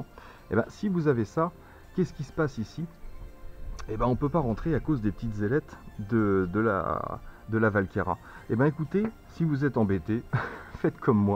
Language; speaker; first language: French; native; French